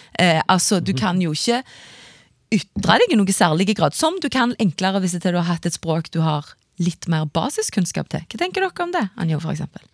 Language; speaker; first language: Norwegian; native; Norwegian